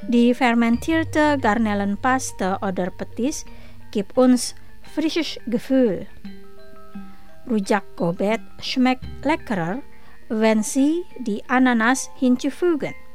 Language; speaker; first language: German; non-native, fluent; Indonesian